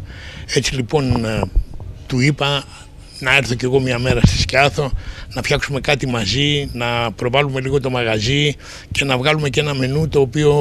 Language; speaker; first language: Greek; native; Greek